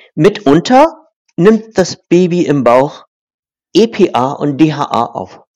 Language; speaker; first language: German; non-native, fluent; English